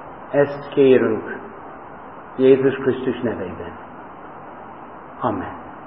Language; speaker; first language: Hungarian; non-native, fluent; English